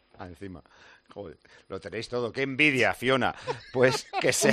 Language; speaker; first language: Spanish; native; Spanish